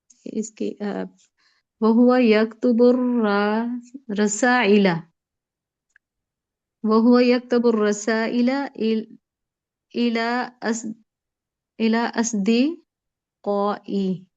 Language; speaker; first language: Arabic; non-native, learner; Urdu